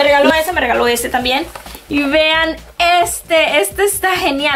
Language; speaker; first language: Spanish; native; Spanish